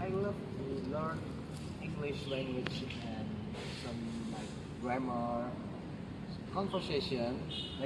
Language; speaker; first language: English; non-native, learner; Indonesian